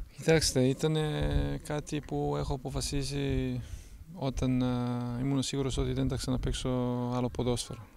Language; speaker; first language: Greek; non-native, fluent; Serbian